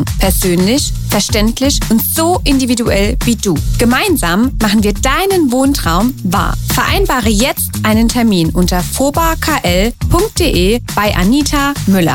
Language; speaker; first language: German; native; German